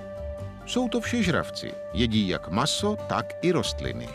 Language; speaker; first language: Czech; native; Czech